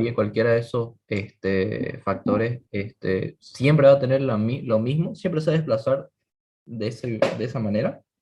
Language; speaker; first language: Spanish; native; Spanish